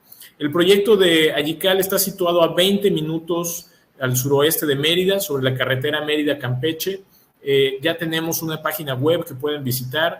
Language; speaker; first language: Spanish; native; Spanish